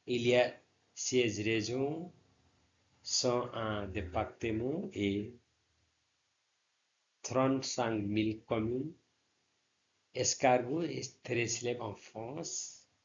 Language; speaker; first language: French; non-native, learner; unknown